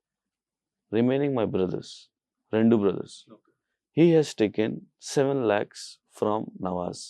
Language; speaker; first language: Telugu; non-native, local second language; Urdu